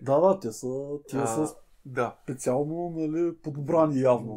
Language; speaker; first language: Bulgarian; native; Bulgarian